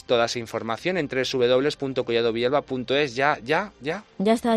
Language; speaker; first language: Spanish; native; Spanish